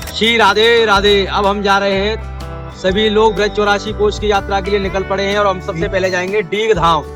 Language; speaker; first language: Hindi; native; Hindi